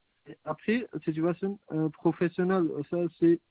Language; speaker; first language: French; non-native, learner; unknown